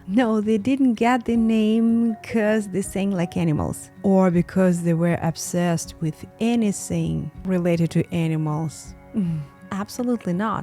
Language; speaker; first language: English; non-native, fluent; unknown